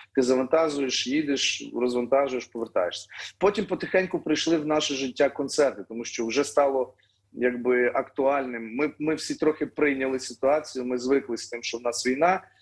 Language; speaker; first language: Ukrainian; native; Ukrainian